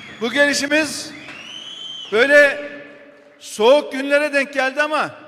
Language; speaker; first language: Turkish; native; Turkish